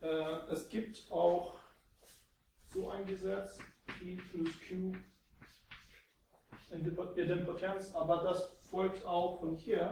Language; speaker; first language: German; non-native, fluent; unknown